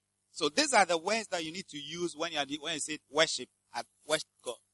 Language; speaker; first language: English; non-native, local second language; Akan